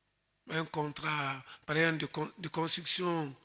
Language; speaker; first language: French; native; French